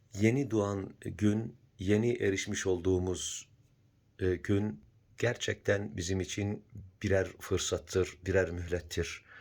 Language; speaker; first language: Turkish; native; Turkish